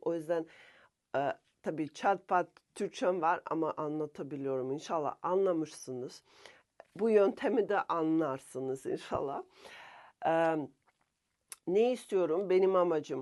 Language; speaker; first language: Turkish; non-native, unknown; Russian